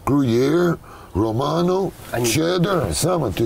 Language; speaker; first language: Russian; non-native, learner; English